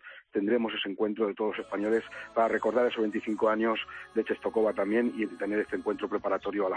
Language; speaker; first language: Spanish; native; Spanish